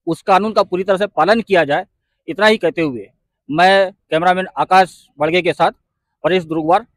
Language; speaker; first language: Hindi; non-native, local second language; Marathi